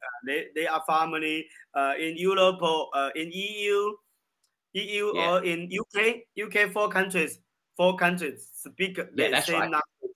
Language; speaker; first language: English; non-native, learner; Chinese